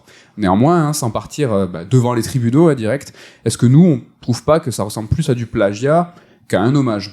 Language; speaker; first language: French; native; French